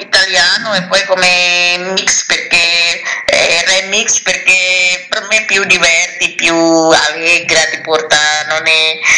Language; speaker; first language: Italian; non-native, learner; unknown